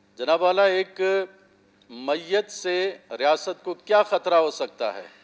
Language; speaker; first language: Urdu; non-native, local second language; Baluchi